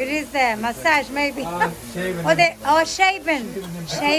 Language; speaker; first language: English; non-native, learner; Spanish